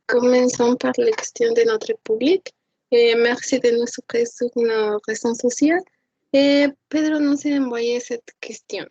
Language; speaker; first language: French; non-native, learner; Spanish